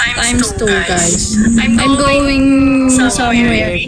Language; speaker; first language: English; non-native, learner; Filipino